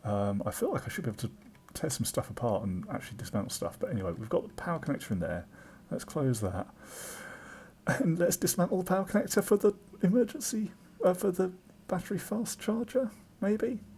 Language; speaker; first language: English; native; English